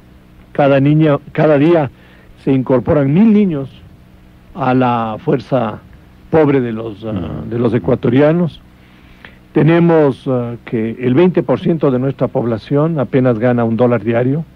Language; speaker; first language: Spanish; native; Spanish